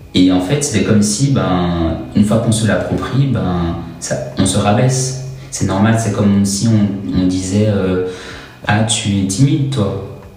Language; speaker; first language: French; native; French